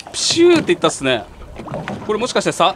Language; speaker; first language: Japanese; native; Japanese